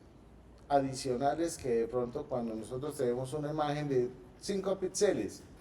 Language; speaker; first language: Spanish; native; Spanish